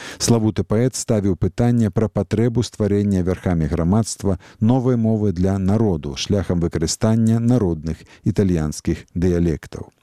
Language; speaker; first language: Belarusian; native; Belarusian